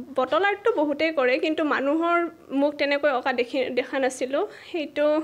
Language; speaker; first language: Assamese; native; Assamese